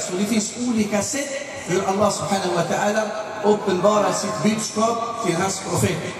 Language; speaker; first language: Swedish; non-native, fluent; Arabic